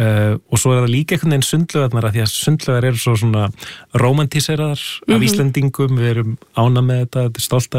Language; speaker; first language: Icelandic; native; Icelandic